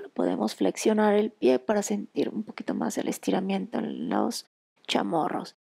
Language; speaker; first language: Spanish; native; Spanish